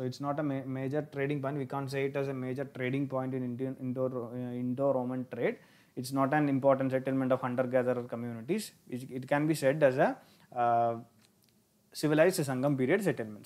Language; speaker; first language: English; non-native, local second language; Tamil